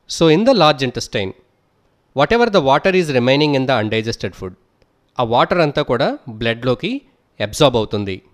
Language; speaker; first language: English; non-native, local second language; Telugu